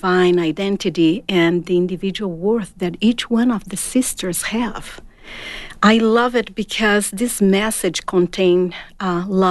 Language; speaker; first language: English; non-native, fluent; Portuguese